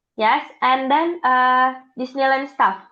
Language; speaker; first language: English; non-native, learner; Indonesian